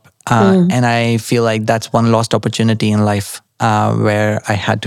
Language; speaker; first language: English; non-native, local second language; Marathi